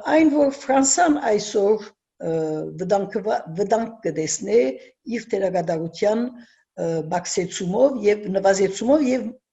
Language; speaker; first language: Armenian; early bilingual, heritage; Armenian